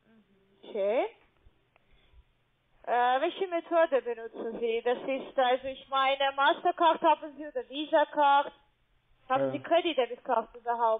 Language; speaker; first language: German; non-native, learner; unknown